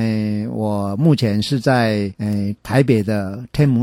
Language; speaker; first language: Chinese; native; Chinese